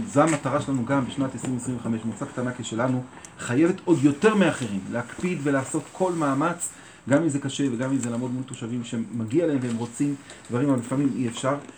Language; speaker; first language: Hebrew; native; Hebrew